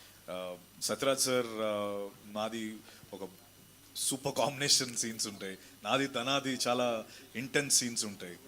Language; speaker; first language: Telugu; native; Telugu